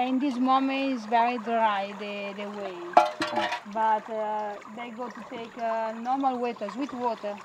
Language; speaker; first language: English; non-native, learner; Italian